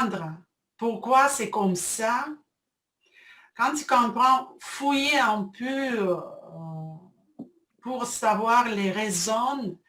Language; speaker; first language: French; non-native, fluent; Russian